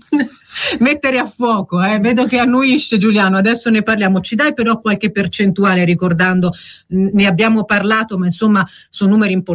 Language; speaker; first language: Italian; native; Italian